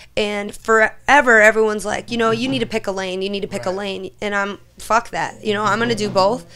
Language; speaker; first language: English; native; English